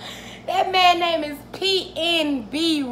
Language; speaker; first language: English; native; English